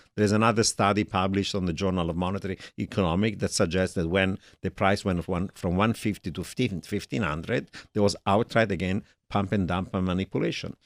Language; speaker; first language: English; non-native, fluent; Italian